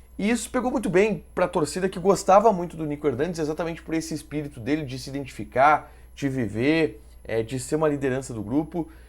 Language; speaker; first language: Portuguese; native; Portuguese